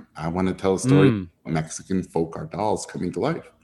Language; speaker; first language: English; non-native, fluent; Spanish